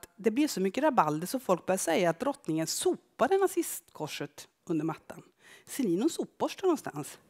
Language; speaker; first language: Swedish; native; Swedish